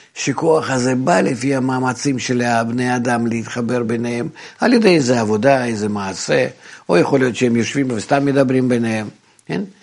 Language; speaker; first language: Hebrew; non-native, fluent; Russian